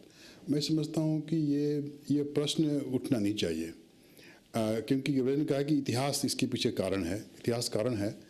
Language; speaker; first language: Hindi; native; Hindi